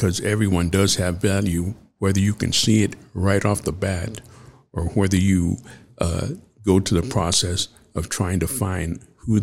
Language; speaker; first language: English; native; English